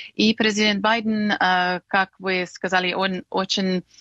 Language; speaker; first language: Russian; non-native, fluent; English